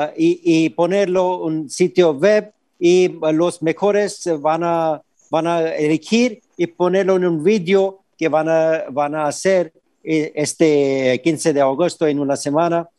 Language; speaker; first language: Spanish; non-native, fluent; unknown